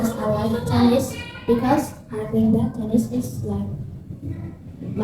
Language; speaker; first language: English; non-native, learner; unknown